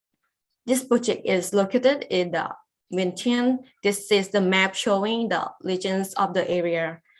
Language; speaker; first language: English; non-native, learner; Lao